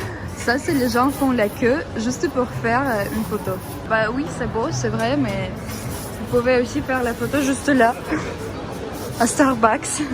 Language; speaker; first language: French; non-native, fluent; Russian